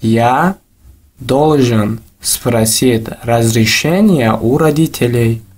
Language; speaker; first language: Russian; non-native, local second language; Tajik